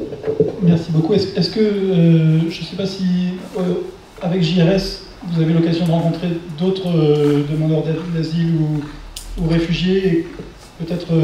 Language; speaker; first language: French; native; French